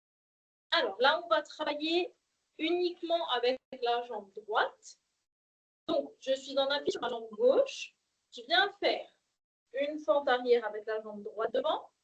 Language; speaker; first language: French; native; French